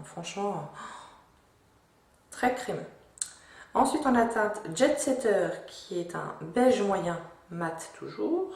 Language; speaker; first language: French; native; French